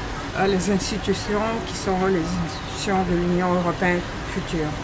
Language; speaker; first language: French; non-native, fluent; Bulgarian